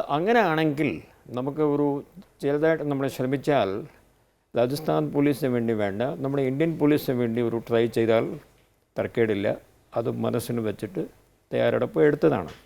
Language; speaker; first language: Malayalam; non-native, fluent; Hindi